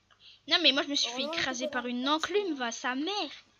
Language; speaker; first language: French; native; French